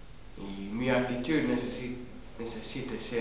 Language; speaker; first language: Spanish; non-native, learner; English